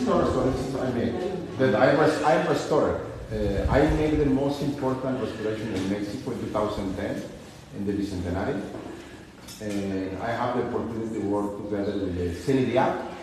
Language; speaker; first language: English; non-native, learner; Spanish